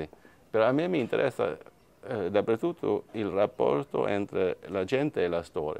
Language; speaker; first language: Italian; non-native, fluent; Swedish